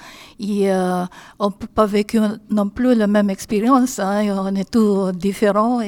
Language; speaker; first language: French; non-native, learner; Filipino